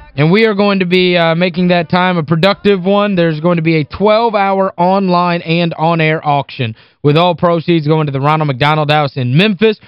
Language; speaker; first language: English; native; English